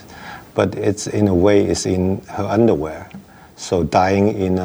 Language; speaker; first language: English; non-native, local second language; Wu Chinese